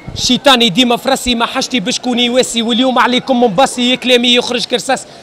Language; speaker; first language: Arabic; native; Arabic